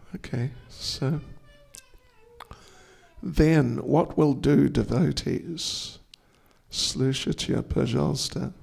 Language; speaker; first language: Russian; non-native, learner; English